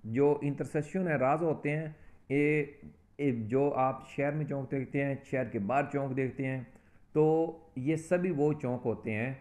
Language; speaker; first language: Urdu; non-native, local second language; Punjabi